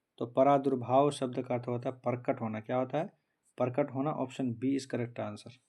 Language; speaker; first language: Hindi; native; Hindi